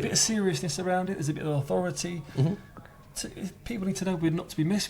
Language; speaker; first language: English; native; English